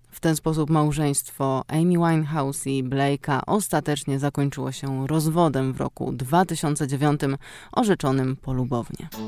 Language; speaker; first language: Polish; native; Polish